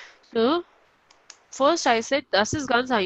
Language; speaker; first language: German; non-native, local second language; Hindi